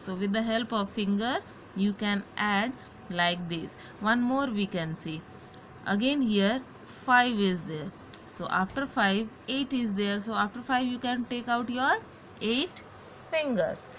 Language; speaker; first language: English; non-native, local second language; Hindi